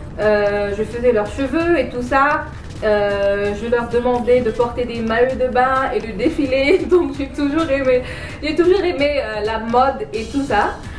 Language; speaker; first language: French; non-native, local second language; Wolof